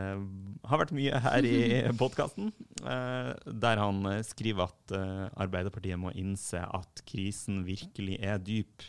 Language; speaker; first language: Norwegian; native; Norwegian